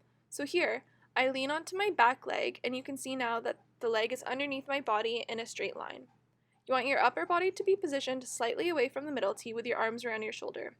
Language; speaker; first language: English; native; English